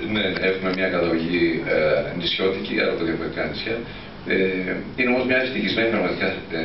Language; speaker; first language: Greek; native; Greek